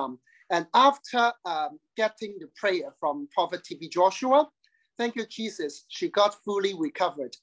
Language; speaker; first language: English; non-native, local second language; Cantonese